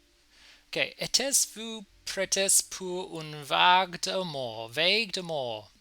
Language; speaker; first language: French; non-native, learner; English